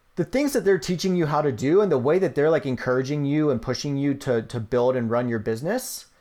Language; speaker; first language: English; native; English